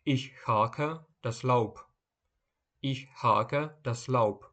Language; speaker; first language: German; non-native, fluent; Ukrainian